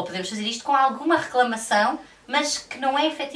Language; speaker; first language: Portuguese; native; Portuguese